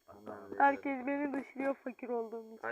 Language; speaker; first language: Turkish; native; Turkish